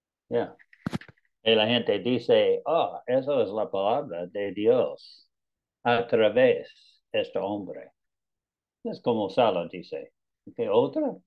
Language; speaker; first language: Spanish; non-native, learner; English